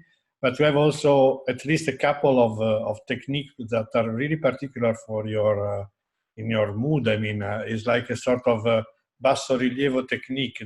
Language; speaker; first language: English; non-native, fluent; Italian